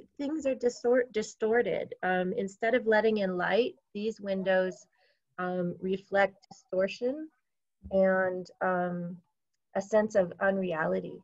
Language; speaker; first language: English; native; English